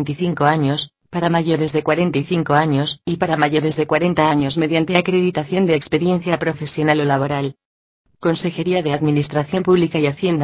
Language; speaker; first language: Spanish; native; Spanish